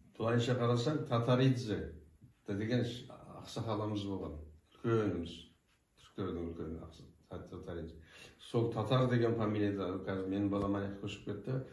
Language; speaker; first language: Kazakh; non-native, local second language; Turkish